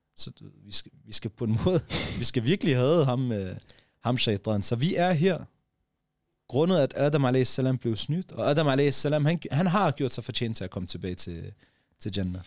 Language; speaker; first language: Danish; early bilingual, other home language; Arabic